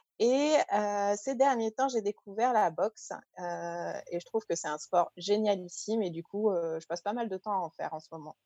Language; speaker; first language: French; early bilingual, other home language; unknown